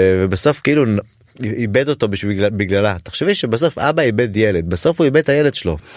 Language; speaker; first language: Hebrew; native; Hebrew